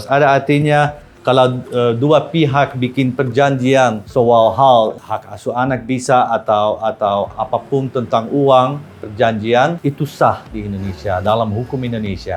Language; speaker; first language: Indonesian; non-native, learner; Dutch